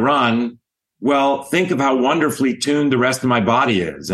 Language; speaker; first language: English; native; English